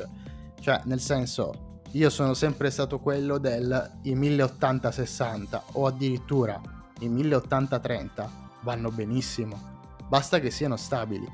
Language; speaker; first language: Italian; native; Italian